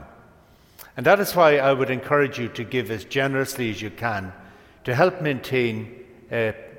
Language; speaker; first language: English; native; English